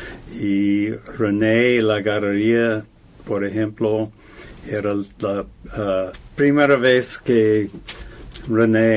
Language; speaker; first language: Spanish; non-native, fluent; English